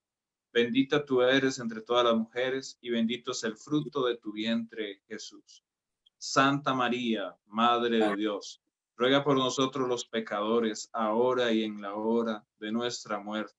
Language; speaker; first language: Spanish; native; Spanish